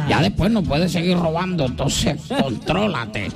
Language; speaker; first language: Spanish; native; Spanish